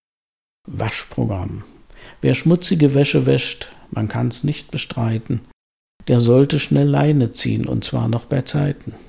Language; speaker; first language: German; native; German